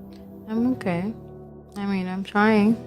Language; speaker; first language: English; non-native, learner; Haitian Creole